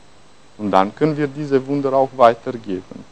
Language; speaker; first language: German; non-native, fluent; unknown